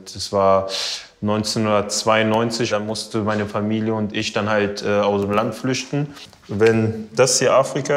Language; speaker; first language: German; early bilingual, other home language; Portuguese